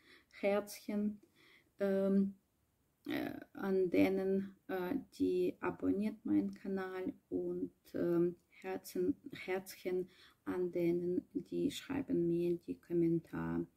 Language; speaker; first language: German; non-native, learner; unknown